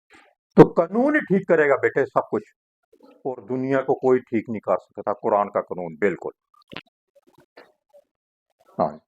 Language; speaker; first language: Hindi; non-native, local second language; Punjabi